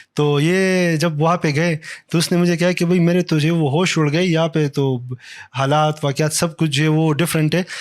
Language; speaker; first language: Urdu; non-native, local second language; Pashto